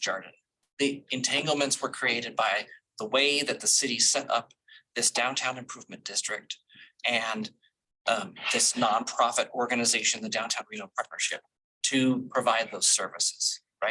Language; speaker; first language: English; native; English